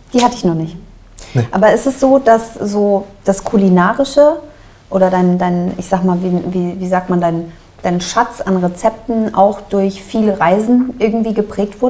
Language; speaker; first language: German; native; German